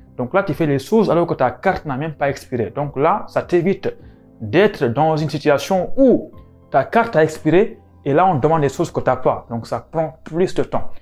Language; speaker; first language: French; non-native, local second language; Wolof